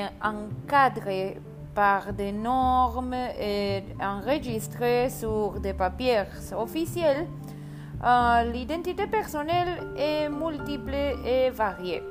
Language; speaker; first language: French; non-native, learner; Spanish